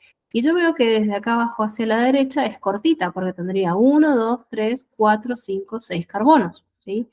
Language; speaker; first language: Spanish; native; Spanish